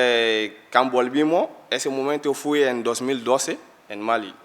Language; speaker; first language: Spanish; non-native, learner; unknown